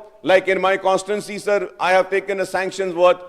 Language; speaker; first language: English; non-native, local second language; Urdu